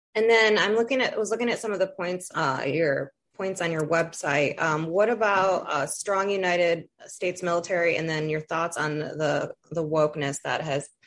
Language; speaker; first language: English; native; English